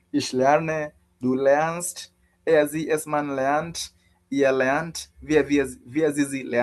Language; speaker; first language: German; non-native, learner; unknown